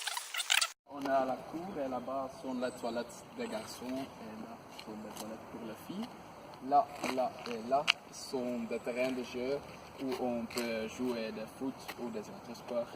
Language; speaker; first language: French; non-native, learner; Dutch